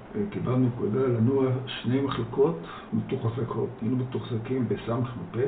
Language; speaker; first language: Hebrew; early bilingual, other home language; Dutch